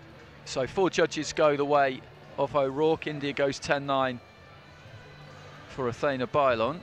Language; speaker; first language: English; native; English